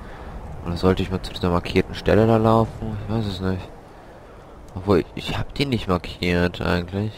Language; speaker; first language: German; native; German